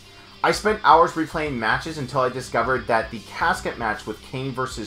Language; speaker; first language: English; native; English